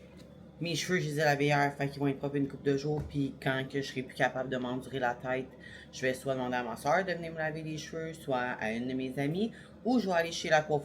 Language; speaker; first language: French; native; French